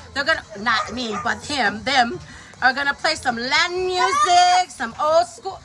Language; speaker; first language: English; early bilingual, other home language; Spanish